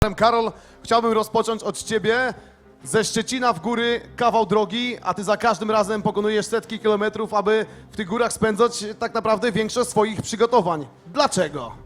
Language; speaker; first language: Polish; native; Polish